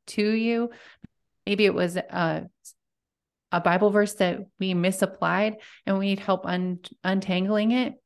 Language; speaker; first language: English; native; English